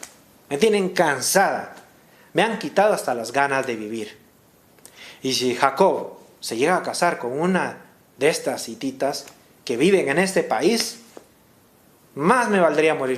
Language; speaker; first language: Spanish; native; Spanish